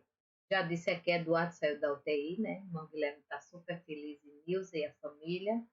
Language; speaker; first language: Portuguese; native; Portuguese